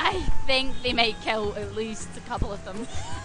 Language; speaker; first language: English; native; English